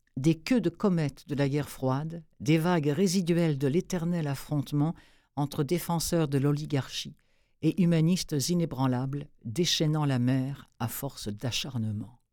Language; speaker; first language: French; native; French